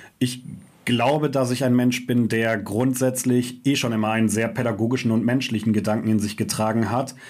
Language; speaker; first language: German; native; German